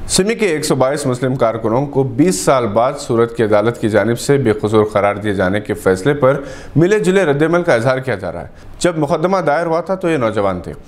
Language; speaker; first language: Urdu; native; Urdu